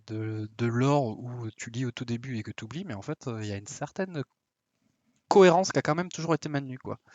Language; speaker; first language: French; native; French